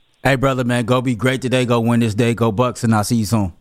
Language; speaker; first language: English; native; English